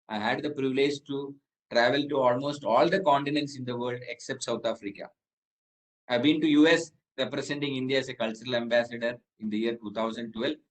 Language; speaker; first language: English; non-native, local second language; Malayalam